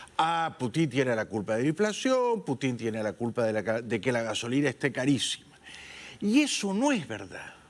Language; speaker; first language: Spanish; native; Spanish